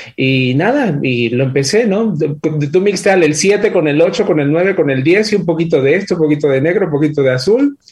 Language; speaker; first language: Spanish; native; Spanish